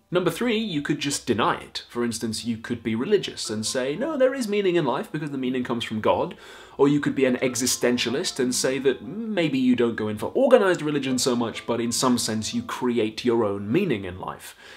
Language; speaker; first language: English; native; English